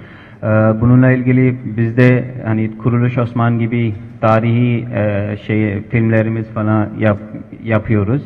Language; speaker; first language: Turkish; non-native, local second language; Urdu